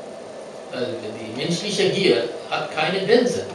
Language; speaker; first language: German; non-native, learner; Sinhala